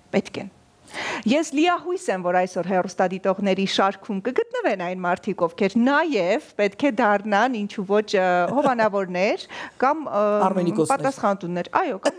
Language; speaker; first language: Armenian; native; Armenian